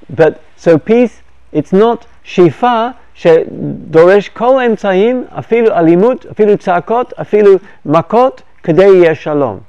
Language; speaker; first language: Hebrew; non-native, fluent; English